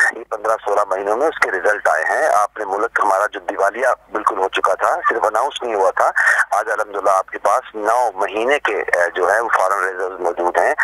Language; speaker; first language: Urdu; non-native, local second language; Punjabi